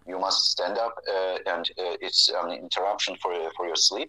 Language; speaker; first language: English; non-native, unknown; Turkish